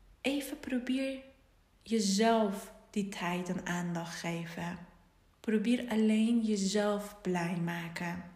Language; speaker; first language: Dutch; non-native, fluent; Persian